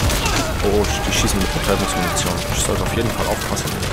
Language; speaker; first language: German; native; German